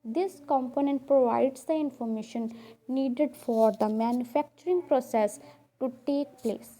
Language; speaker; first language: English; non-native, local second language; Punjabi